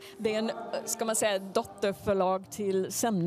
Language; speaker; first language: Swedish; non-native, fluent; English